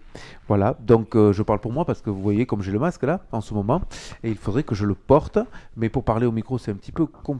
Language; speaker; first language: French; native; French